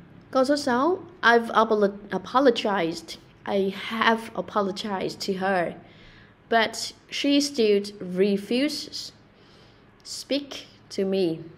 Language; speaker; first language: English; non-native, fluent; Vietnamese